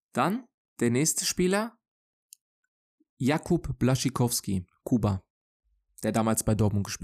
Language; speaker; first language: German; native; German